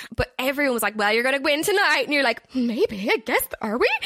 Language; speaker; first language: English; native; English